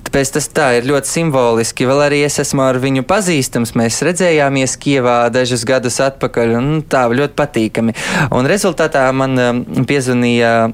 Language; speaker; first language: Latvian; early bilingual, heritage; Latvian